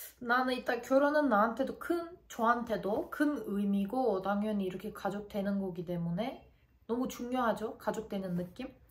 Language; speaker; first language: Korean; non-native, fluent; Turkish